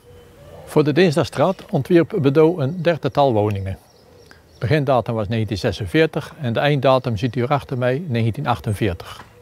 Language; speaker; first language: Dutch; native; Dutch